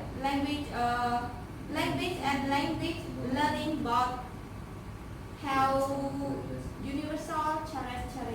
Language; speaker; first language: English; non-native, learner; Khmer